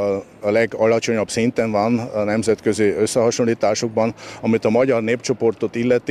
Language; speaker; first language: Hungarian; native; Hungarian